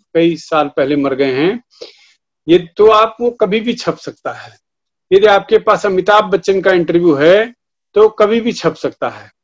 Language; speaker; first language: Hindi; native; Hindi